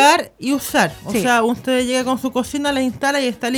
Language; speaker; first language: Spanish; native; Spanish